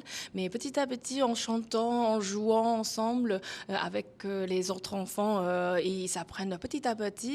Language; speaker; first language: French; non-native, fluent; Chinese